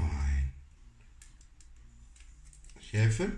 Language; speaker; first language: German; non-native, fluent; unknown